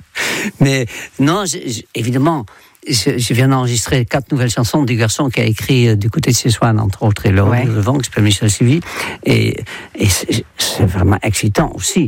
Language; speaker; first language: French; non-native, fluent; Dutch